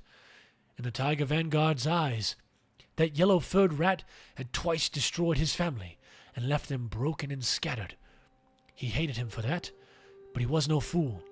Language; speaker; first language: English; native; English